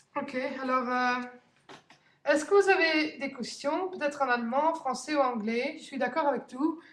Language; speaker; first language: French; non-native, fluent; Dutch